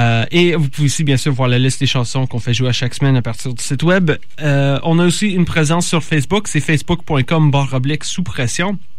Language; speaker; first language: French; native; French